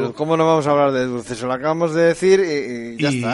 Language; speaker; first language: Spanish; native; Spanish